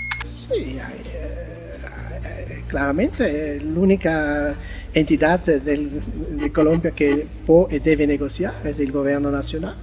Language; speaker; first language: Spanish; non-native, fluent; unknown